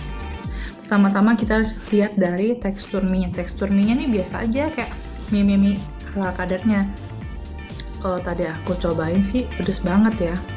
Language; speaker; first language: Indonesian; native; Indonesian